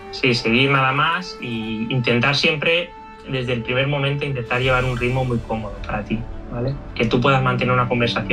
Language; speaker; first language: Spanish; native; Spanish